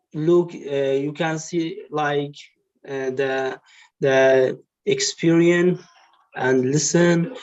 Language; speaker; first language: English; non-native, learner; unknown